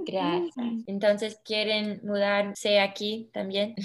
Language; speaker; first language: Spanish; early bilingual, heritage; English